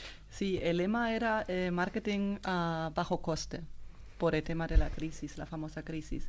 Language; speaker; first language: Spanish; non-native, fluent; German